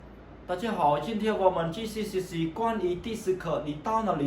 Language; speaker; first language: Chinese; non-native, fluent; Khmer